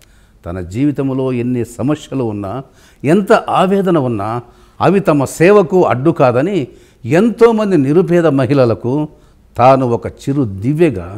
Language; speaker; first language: Telugu; native; Telugu